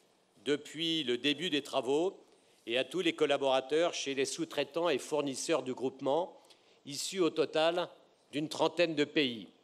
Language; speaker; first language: French; native; French